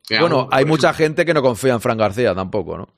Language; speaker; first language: Spanish; native; Spanish